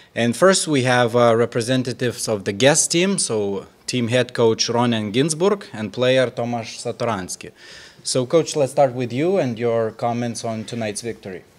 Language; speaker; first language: English; non-native, fluent; Lithuanian